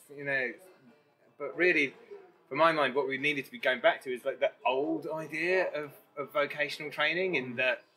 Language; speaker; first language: English; native; English